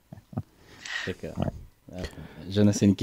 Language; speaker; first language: French; native; French